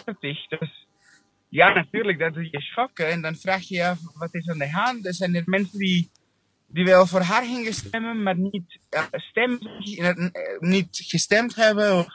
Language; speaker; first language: Dutch; non-native, fluent; English